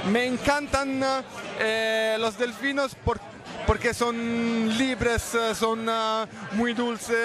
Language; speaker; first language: Spanish; non-native, fluent; Italian